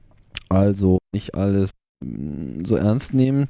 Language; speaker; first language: German; native; German